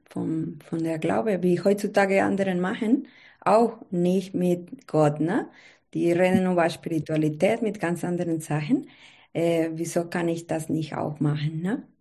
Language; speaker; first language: German; non-native, learner; Spanish